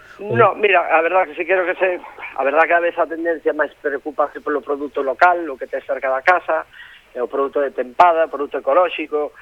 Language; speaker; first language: Galician; native; Galician